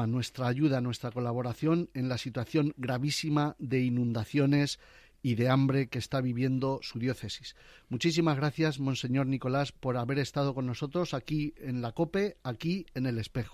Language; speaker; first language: Spanish; native; Spanish